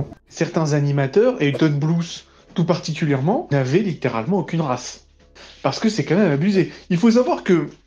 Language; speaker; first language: French; native; French